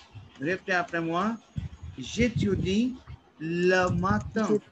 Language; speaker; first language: French; non-native, fluent; Hindi